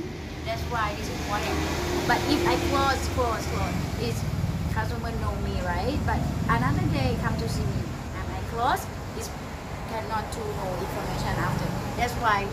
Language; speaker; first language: English; non-native, learner; Thai